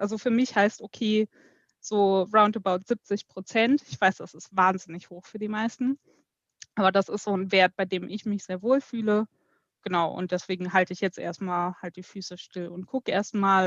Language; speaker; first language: German; native; German